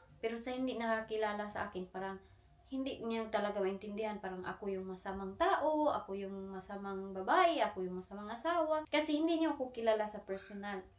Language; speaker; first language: Filipino; non-native, local second language; Cebuano